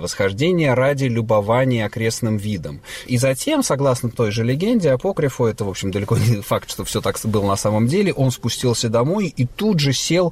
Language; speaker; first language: Russian; native; Russian